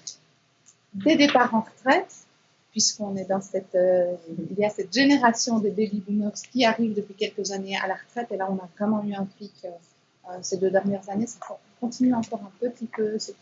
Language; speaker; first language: French; native; French